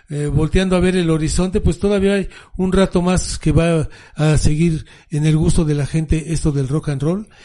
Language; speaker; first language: Spanish; native; Spanish